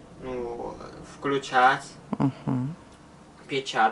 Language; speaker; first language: Russian; early bilingual, other home language; Armenian